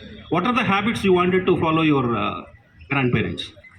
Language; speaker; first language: English; non-native, local second language; Telugu